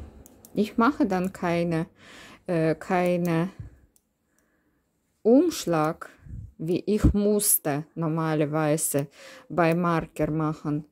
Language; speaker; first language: German; non-native, learner; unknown